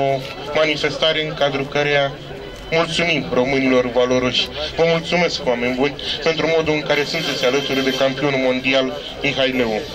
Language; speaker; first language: Romanian; native; Romanian